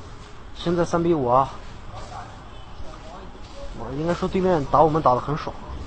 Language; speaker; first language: Chinese; native; Chinese